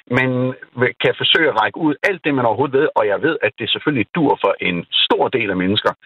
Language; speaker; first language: Danish; non-native, fluent; Urdu